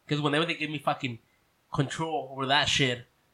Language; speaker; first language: English; non-native, fluent; Spanish